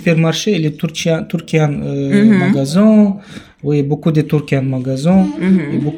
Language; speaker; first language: French; non-native, learner; Romanian